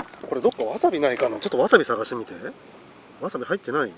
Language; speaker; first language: Japanese; native; Japanese